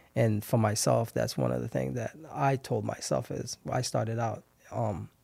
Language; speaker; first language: English; non-native, fluent; Haitian Creole